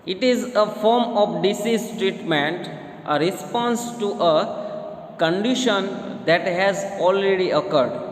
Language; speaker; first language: English; non-native, local second language; Gujarati